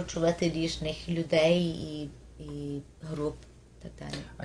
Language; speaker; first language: Ukrainian; early bilingual, heritage; Ukrainian